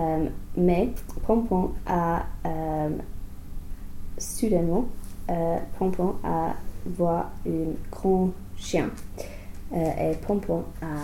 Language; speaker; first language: French; non-native, learner; English